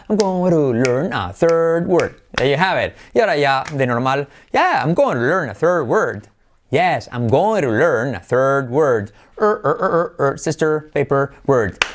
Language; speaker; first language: English; non-native, fluent; Spanish